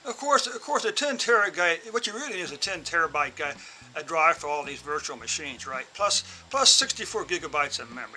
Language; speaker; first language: English; native; English